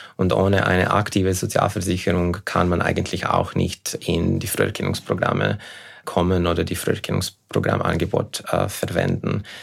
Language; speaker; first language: German; non-native, fluent; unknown